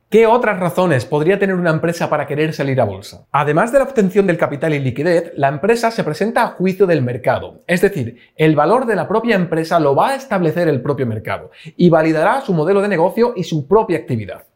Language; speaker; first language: Spanish; native; Spanish